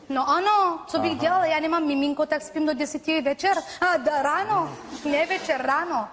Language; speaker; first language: Czech; non-native, fluent; Bulgarian